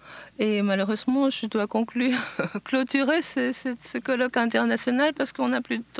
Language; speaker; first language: French; non-native, fluent; Japanese